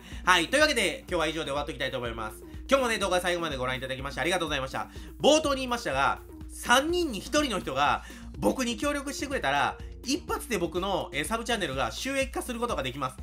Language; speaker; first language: Japanese; native; Japanese